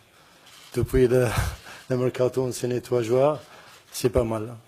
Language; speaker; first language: French; non-native, learner; Arabic